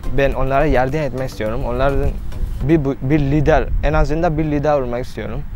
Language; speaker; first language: Turkish; non-native, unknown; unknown